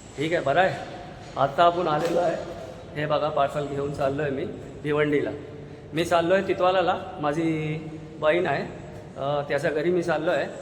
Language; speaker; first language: Marathi; non-native, local second language; Hindi